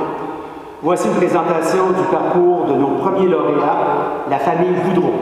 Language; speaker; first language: French; native; French